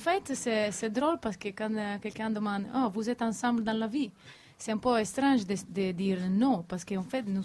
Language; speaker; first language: French; non-native, learner; Italian